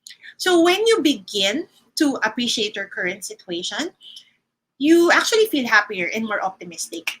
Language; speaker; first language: English; non-native, local second language; Filipino